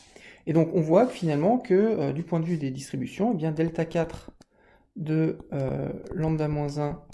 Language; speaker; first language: French; native; French